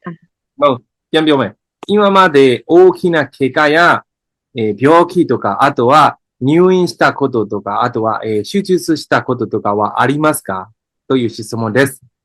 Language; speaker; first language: Japanese; non-native, fluent; Burmese